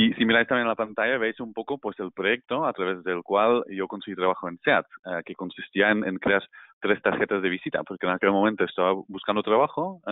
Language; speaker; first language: Spanish; non-native, fluent; Dutch